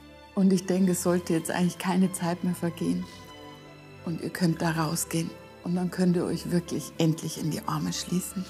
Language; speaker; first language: German; native; German